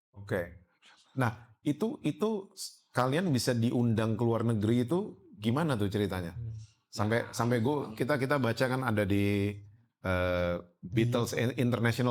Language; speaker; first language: Indonesian; native; Indonesian